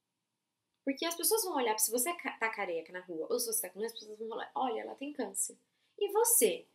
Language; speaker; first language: Portuguese; native; Portuguese